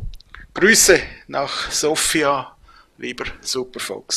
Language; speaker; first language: German; native; German